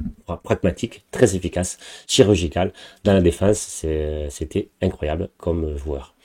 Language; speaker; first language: French; native; French